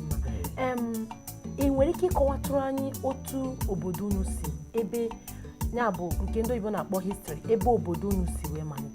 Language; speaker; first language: Igbo; native; Igbo